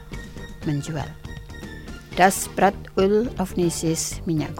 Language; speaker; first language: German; non-native, fluent; Indonesian